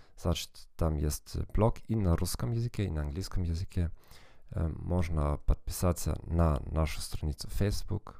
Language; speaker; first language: Russian; non-native, fluent; German